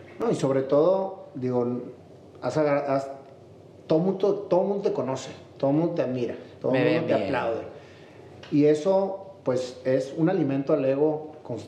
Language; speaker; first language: Spanish; native; Spanish